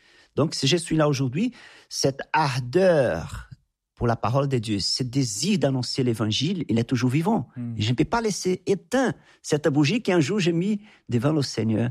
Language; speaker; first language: French; non-native, fluent; Portuguese